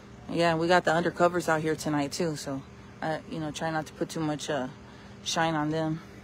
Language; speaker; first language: English; early bilingual, other home language; Spanish